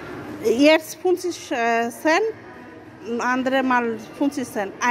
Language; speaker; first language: German; non-native, learner; Bangla